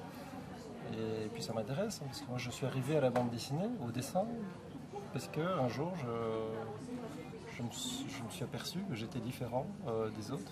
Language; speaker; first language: French; early bilingual, other home language; Korean